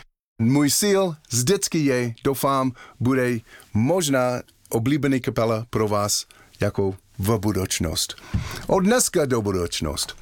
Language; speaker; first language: Czech; non-native, learner; English